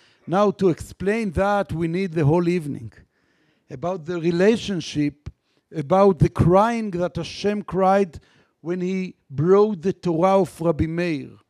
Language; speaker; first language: English; non-native, fluent; Hebrew